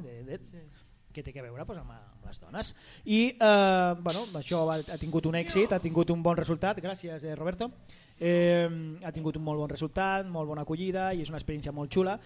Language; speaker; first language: Catalan; native; Catalan